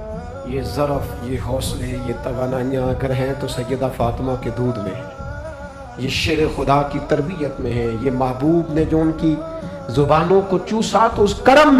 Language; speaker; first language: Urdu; non-native, local second language; Punjabi